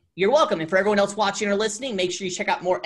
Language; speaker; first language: English; native; English